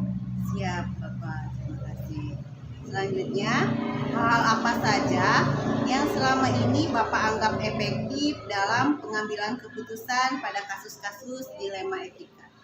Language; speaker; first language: Indonesian; native; Indonesian